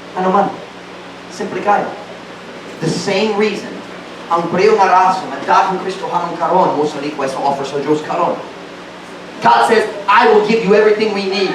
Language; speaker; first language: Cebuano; non-native, fluent; English